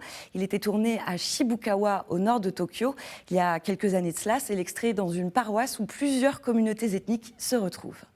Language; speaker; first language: French; native; French